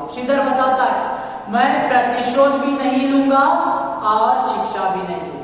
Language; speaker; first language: Hindi; non-native, local second language; Kannada